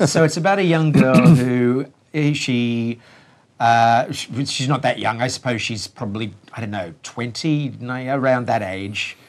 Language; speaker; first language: English; native; English